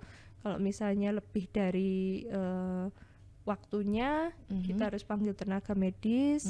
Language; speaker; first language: Indonesian; native; Indonesian